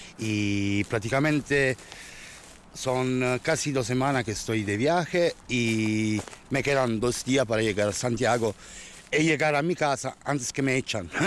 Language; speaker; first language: Spanish; non-native, fluent; Italian